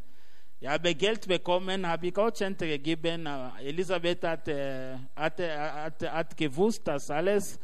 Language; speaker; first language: German; non-native, learner; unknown